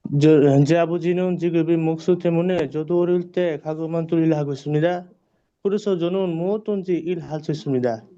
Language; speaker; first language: Korean; non-native, learner; Bangla